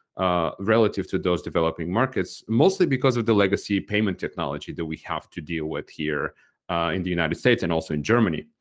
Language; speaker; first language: English; non-native, fluent; Bulgarian